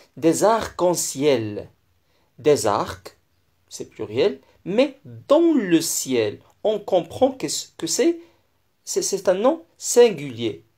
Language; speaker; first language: French; non-native, local second language; Arabic